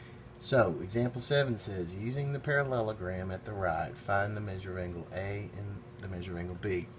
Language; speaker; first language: English; native; English